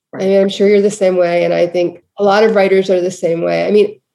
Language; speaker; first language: English; native; English